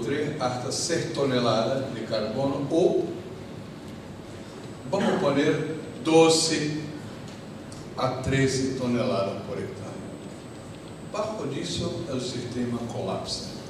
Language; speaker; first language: Spanish; non-native, fluent; Portuguese